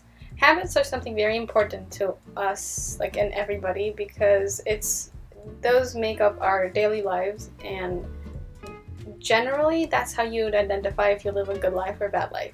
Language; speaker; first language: English; early bilingual, other home language; Hebrew